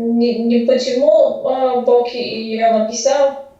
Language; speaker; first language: Russian; non-native, fluent; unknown